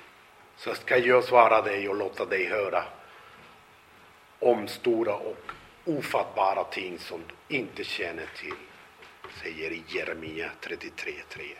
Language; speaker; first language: Swedish; non-native, fluent; Spanish